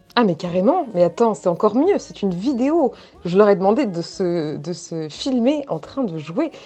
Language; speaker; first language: French; native; French